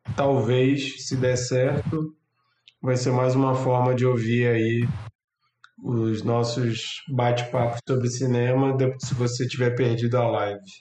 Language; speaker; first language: Portuguese; native; Portuguese